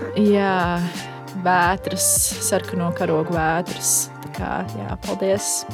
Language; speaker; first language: Latvian; native; Latvian